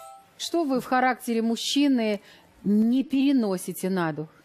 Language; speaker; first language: Russian; native; Russian